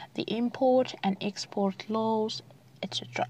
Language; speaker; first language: English; non-native, fluent; Arabic